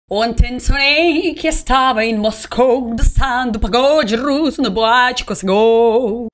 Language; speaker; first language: Portuguese; non-native, learner; Russian